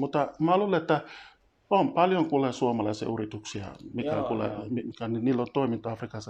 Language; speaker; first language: Finnish; non-native, fluent; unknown